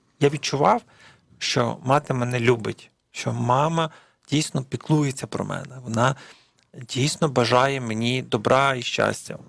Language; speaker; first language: Ukrainian; native; Ukrainian